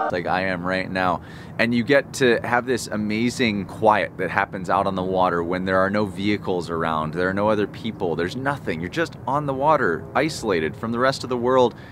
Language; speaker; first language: English; native; English